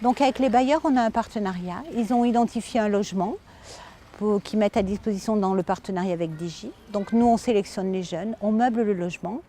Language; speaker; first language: French; native; French